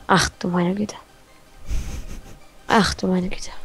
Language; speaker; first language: German; native; German